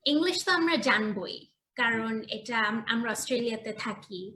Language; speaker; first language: Bangla; early bilingual, heritage; Bangla